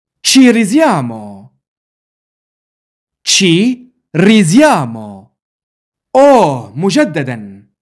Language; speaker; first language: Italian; non-native, fluent; Arabic